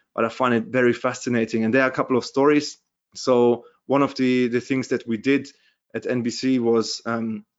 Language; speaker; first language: English; non-native, fluent; German